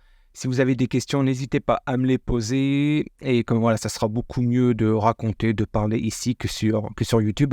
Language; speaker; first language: French; native; French